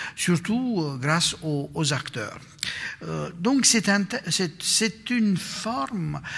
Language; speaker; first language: French; non-native, fluent; Romanian